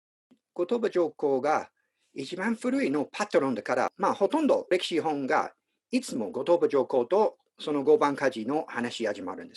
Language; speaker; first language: Japanese; non-native, fluent; English